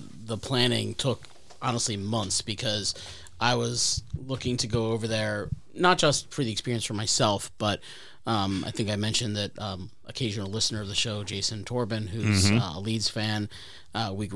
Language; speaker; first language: English; native; English